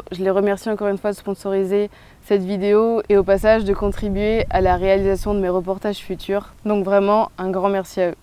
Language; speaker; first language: French; native; French